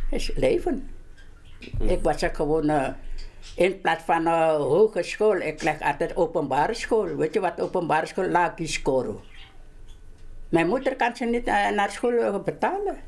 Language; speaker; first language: Dutch; non-native, local second language; Javanese